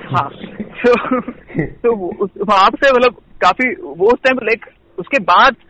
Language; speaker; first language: Hindi; non-native, local second language; Gujarati